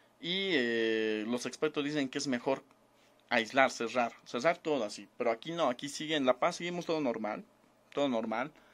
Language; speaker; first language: Spanish; native; Spanish